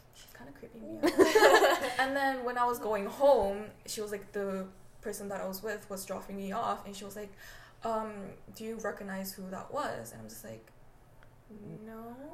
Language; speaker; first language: English; native; English